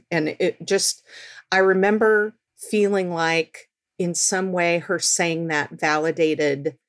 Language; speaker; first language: English; native; English